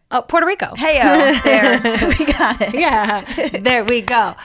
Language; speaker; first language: English; early bilingual, other home language; Spanish